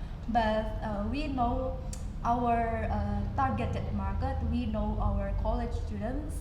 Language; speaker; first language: English; non-native, learner; Indonesian